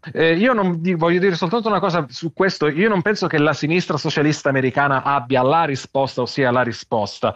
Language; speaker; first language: Italian; native; Italian